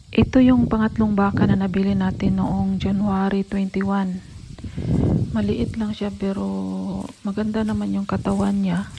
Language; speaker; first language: Filipino; non-native, local second language; Cebuano